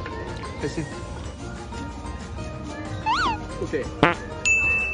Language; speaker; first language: Chinese; non-native, fluent; Thai